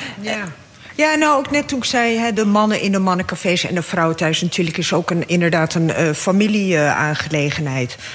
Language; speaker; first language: Dutch; early bilingual, other home language; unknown